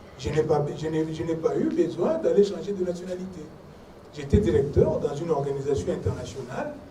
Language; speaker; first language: French; non-native, local second language; Swahili